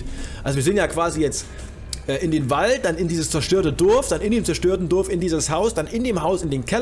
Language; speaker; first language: German; native; German